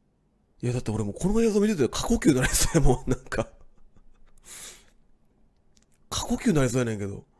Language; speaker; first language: Japanese; native; Japanese